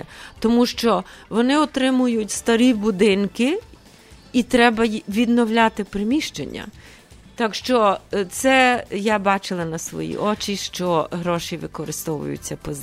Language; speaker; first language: Ukrainian; early bilingual, heritage; Ukrainian